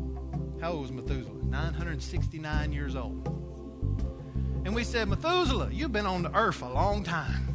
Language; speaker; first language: English; native; English